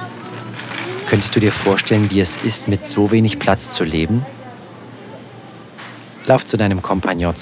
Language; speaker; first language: German; native; German